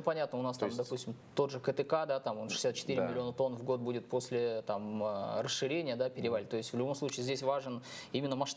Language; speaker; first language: Russian; native; Russian